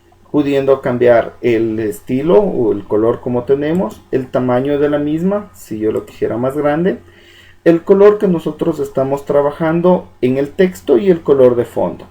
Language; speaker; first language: Spanish; native; Spanish